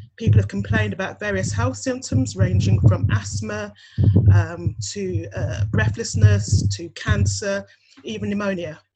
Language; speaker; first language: English; native; English